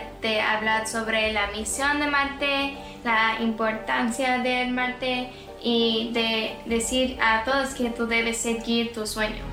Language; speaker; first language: Spanish; non-native, learner; English